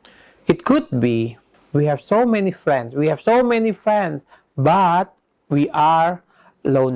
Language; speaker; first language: English; non-native, fluent; Indonesian